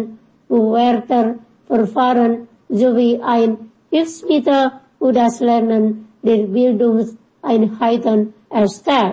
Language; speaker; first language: German; non-native, fluent; Indonesian